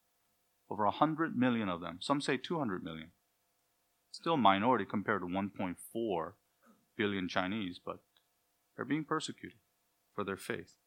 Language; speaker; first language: English; native; English